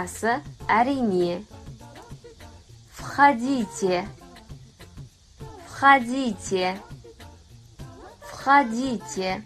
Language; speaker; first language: Russian; non-native, fluent; Kazakh